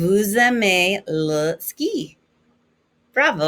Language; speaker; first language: French; non-native, fluent; English